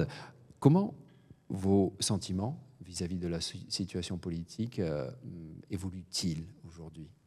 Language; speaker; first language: French; native; French